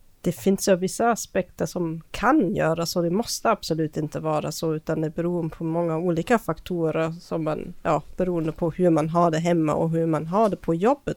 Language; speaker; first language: Swedish; non-native, fluent; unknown